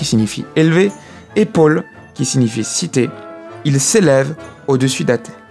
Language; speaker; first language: French; native; French